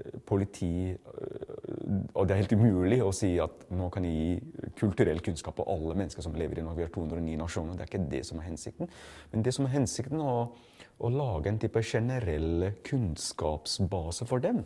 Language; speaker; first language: Norwegian; non-native, fluent; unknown